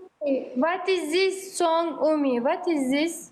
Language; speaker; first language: English; non-native, learner; Uzbek